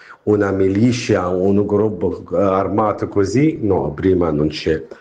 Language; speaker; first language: Italian; non-native, learner; Arabic